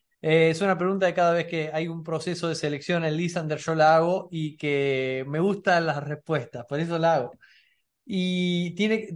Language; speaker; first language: Spanish; native; Spanish